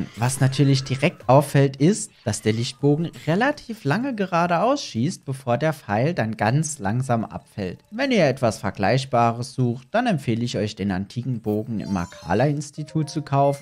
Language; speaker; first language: German; native; German